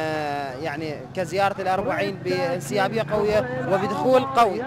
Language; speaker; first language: Arabic; native; Arabic